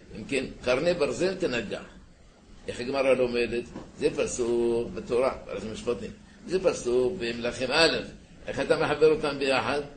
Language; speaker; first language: Hebrew; early bilingual, other home language; Arabic